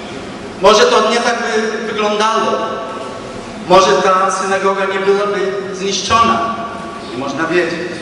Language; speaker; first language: Polish; early bilingual, heritage; Polish